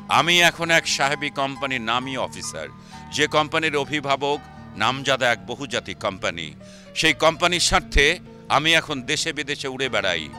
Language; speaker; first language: Bangla; native; Bangla